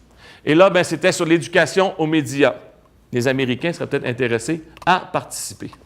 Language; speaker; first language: French; native; French